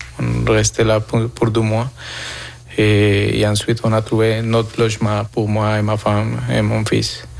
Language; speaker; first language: French; non-native, fluent; Spanish